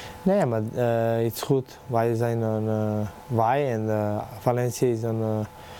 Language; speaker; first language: Dutch; non-native, learner; Serbian